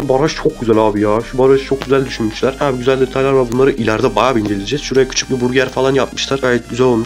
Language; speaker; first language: Turkish; native; Turkish